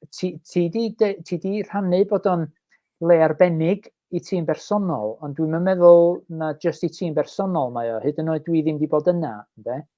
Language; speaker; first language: Welsh; native; Welsh